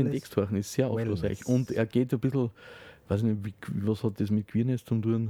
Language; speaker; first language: German; native; German